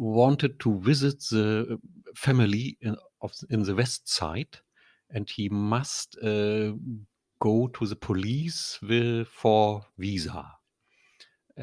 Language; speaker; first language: English; non-native, learner; German